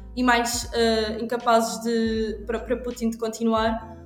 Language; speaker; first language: Portuguese; native; Portuguese